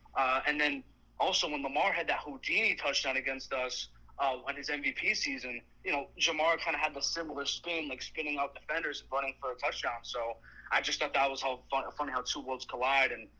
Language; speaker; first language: English; native; English